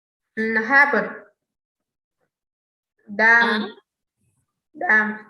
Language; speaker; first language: English; non-native, learner; Vietnamese